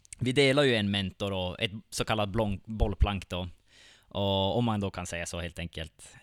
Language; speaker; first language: Swedish; native; Swedish